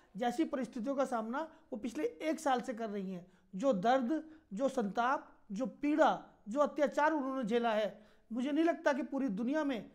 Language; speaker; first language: Hindi; native; Hindi